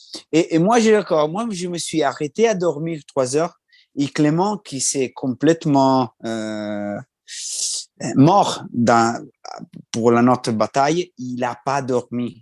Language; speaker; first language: French; non-native, learner; Italian